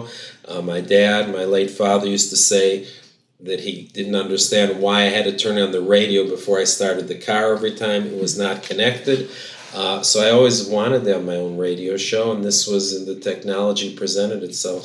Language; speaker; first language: English; native; English